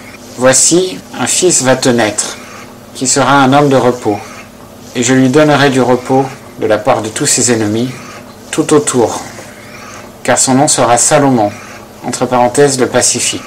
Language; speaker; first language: French; native; French